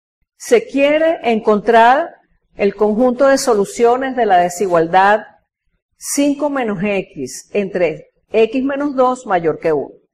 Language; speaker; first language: Spanish; native; Spanish